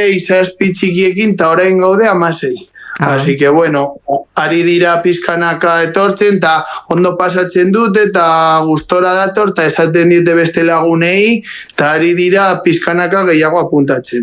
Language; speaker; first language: Basque; non-native, local second language; Spanish